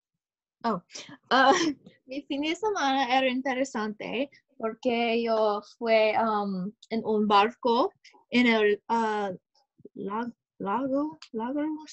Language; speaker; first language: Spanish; non-native, learner; English